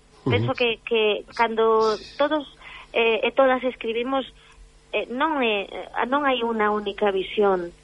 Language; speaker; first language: Galician; non-native, local second language; Spanish